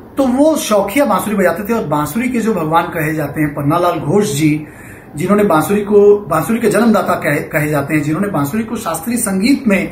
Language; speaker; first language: Hindi; non-native, local second language; Bangla